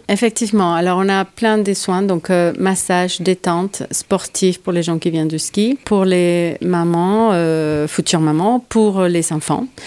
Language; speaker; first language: French; non-native, fluent; Spanish